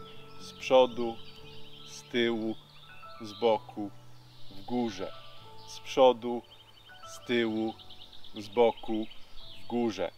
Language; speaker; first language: Polish; native; Polish